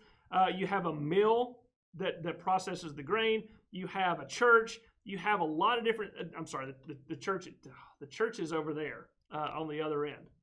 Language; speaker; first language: English; native; English